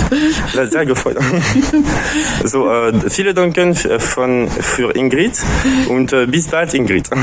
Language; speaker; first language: German; non-native, learner; French